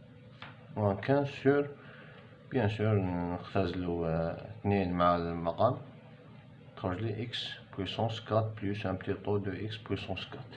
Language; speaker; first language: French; non-native, local second language; Arabic